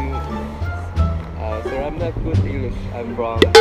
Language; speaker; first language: English; non-native, learner; Chinese